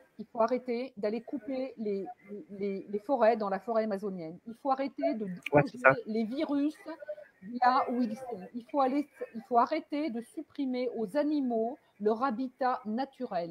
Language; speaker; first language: French; native; French